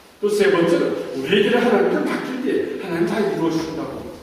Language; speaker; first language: Korean; native; Korean